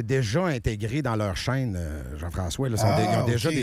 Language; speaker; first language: French; native; French